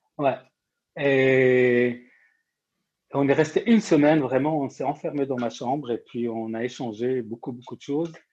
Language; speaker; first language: French; non-native, local second language; Arabic